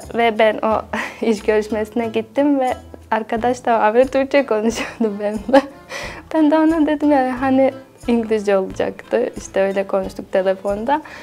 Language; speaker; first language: Turkish; non-native, fluent; Bosnian